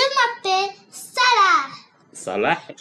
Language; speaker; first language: French; non-native, learner; Arabic